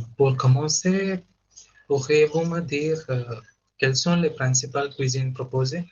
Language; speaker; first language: French; non-native, fluent; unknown